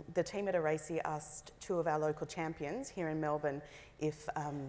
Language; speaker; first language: English; native; English